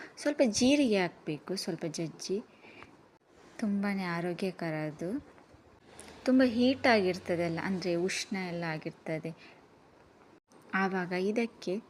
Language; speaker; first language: Kannada; non-native, local second language; Tulu